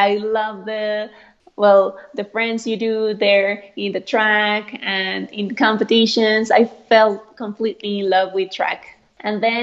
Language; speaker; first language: English; non-native, fluent; Spanish